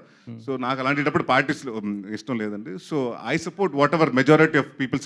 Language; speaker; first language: Telugu; native; Telugu